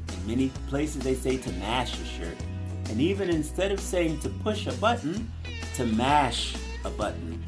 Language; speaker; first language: English; native; English